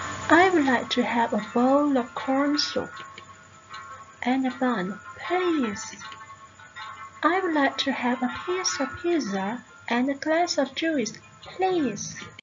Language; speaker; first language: English; non-native, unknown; Thai